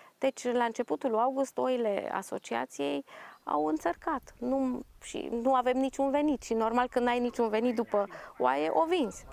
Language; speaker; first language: Romanian; native; Romanian